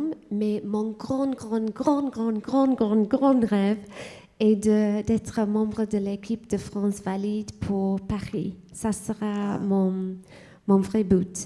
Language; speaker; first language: French; non-native, fluent; English